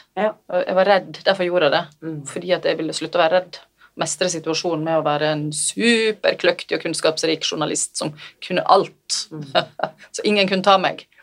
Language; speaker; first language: Norwegian; native; Norwegian